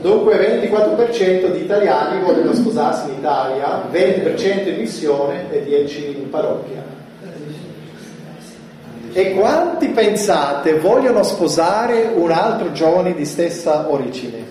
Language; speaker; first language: Italian; non-native, fluent; German